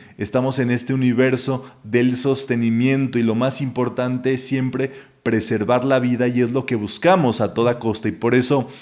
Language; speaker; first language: Spanish; native; Spanish